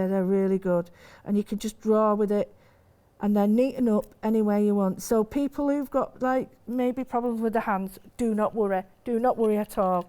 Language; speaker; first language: English; native; English